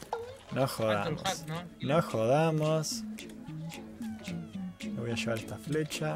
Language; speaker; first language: Spanish; native; Spanish